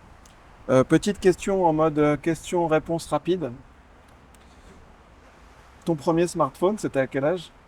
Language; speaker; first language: French; native; French